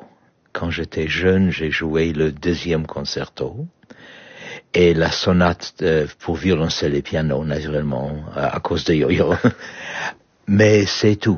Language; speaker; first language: French; non-native, learner; Polish